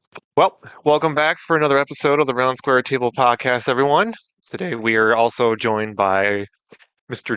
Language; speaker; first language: English; native; English